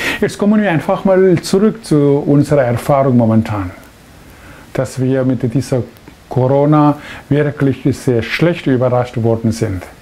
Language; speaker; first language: German; non-native, fluent; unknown